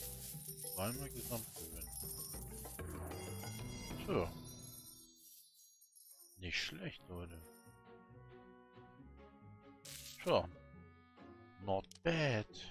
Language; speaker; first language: German; native; German